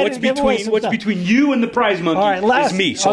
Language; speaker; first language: English; native; English